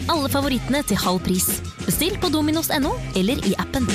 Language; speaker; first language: Norwegian; native; Norwegian